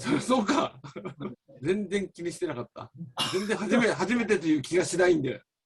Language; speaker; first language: Japanese; native; Japanese